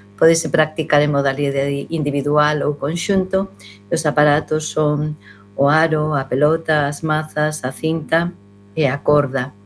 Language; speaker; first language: Galician; non-native, local second language; Spanish